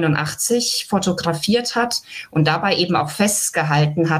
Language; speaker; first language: German; native; German